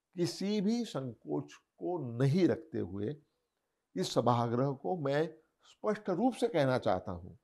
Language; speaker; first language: Hindi; non-native, local second language; Marathi